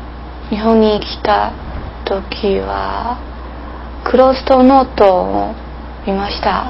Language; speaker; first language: Japanese; non-native, learner; English